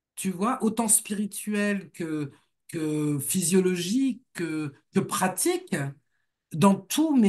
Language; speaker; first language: French; native; French